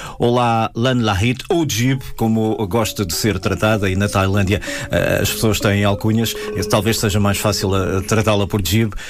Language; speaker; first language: Portuguese; native; Portuguese